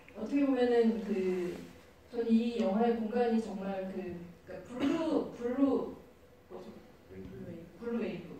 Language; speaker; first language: Korean; native; Korean